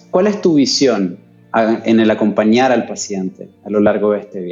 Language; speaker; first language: Spanish; native; Spanish